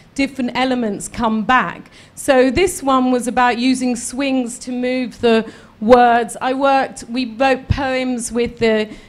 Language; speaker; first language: English; native; English